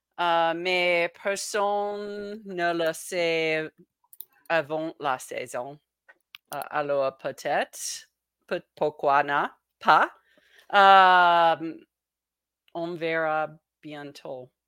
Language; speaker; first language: French; non-native, learner; English